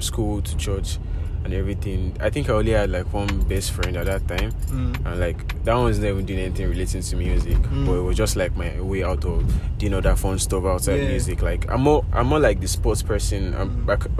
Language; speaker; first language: English; non-native, local second language; Yoruba